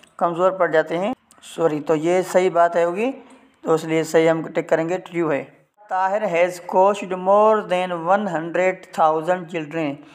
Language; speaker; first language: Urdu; non-native, local second language; Sindhi